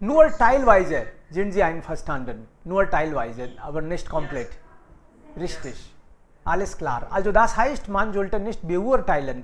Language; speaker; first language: German; non-native, fluent; Hindi